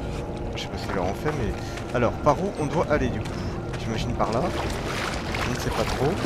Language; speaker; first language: French; native; French